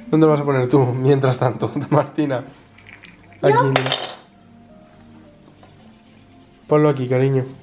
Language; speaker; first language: Spanish; native; Spanish